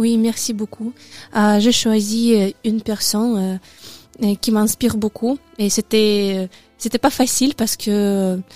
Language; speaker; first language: French; non-native, learner; Russian